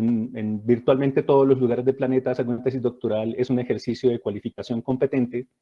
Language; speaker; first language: Spanish; native; Spanish